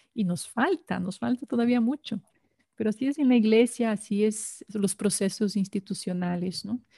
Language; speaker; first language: Spanish; non-native, fluent; Portuguese